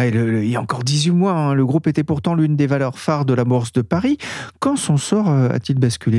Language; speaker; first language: French; native; French